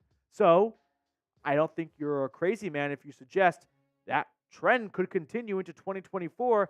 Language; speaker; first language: English; native; English